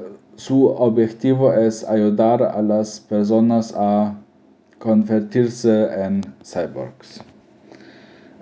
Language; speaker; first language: Spanish; non-native, learner; German